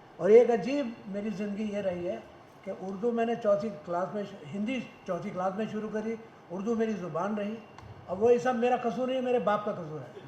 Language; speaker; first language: Hindi; native; Hindi